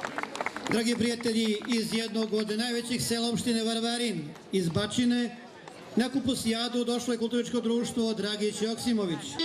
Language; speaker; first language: Bosnian; native; Bosnian